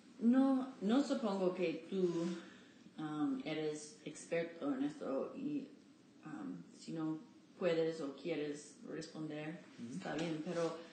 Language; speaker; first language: Spanish; non-native, learner; English